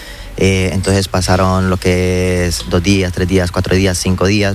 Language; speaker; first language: Spanish; native; Spanish